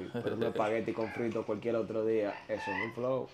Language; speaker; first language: Spanish; native; Spanish